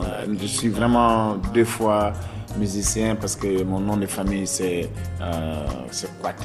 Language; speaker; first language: French; non-native, local second language; Bambara